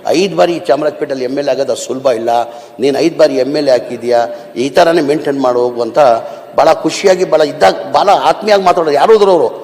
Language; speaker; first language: Kannada; non-native, local second language; Urdu